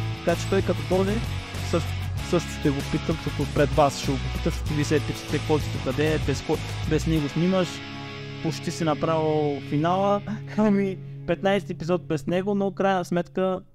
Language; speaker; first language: Bulgarian; native; Bulgarian